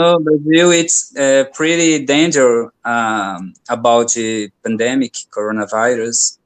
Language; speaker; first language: English; non-native, learner; Portuguese